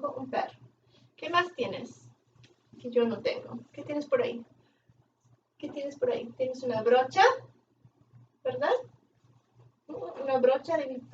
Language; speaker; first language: Spanish; non-native, fluent; English